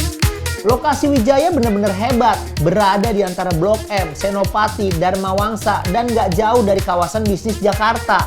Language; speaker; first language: Indonesian; native; Indonesian